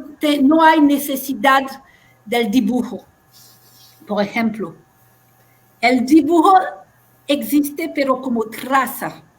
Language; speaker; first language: Spanish; non-native, fluent; French